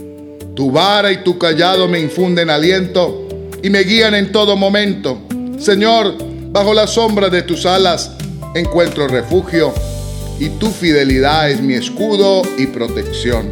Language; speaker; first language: Spanish; native; Spanish